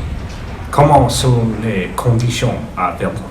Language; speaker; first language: French; non-native, learner; English